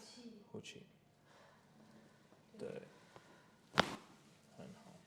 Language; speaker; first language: Chinese; non-native, learner; English